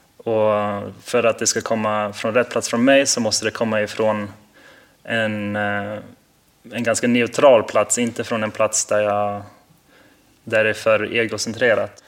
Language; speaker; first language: Swedish; early bilingual, heritage; Swedish